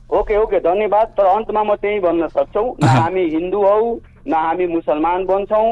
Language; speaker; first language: Nepali; non-native, local second language; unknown